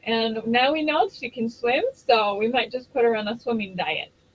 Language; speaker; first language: English; non-native, fluent; Japanese